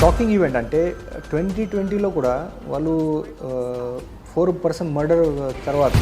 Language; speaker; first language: Telugu; non-native, fluent; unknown